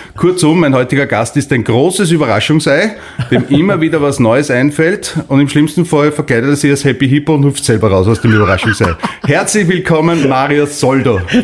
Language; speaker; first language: German; native; German